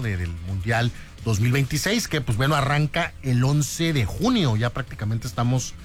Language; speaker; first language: Spanish; native; Spanish